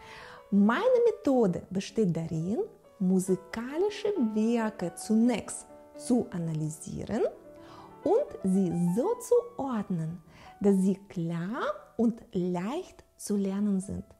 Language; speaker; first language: German; non-native, fluent; Russian